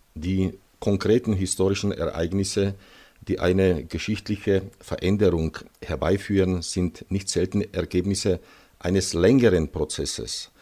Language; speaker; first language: German; non-native, fluent; Czech